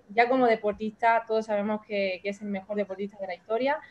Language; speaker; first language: Spanish; native; Spanish